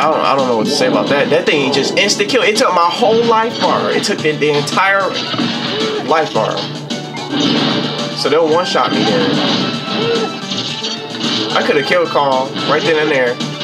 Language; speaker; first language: English; native; English